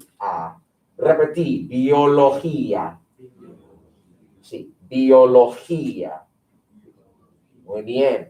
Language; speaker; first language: Spanish; non-native, fluent; English